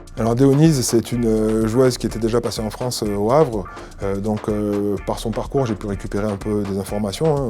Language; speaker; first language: French; native; French